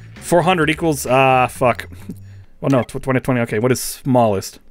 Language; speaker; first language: English; native; English